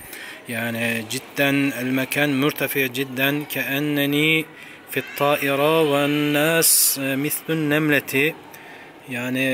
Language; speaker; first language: Arabic; non-native, fluent; Turkish